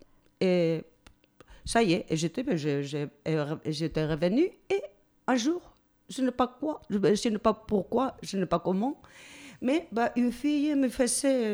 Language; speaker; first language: French; non-native, learner; Spanish